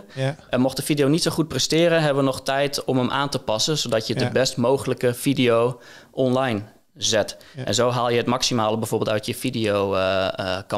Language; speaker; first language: Dutch; native; Dutch